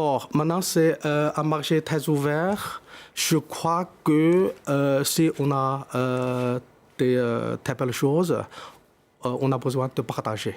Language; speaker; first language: French; non-native, fluent; Chinese